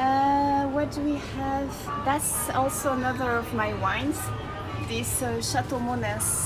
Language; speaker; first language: English; non-native, fluent; French